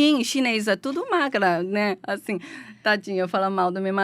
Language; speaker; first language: Portuguese; non-native, learner; Chinese